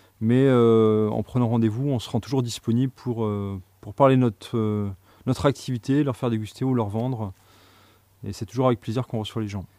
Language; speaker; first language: French; native; French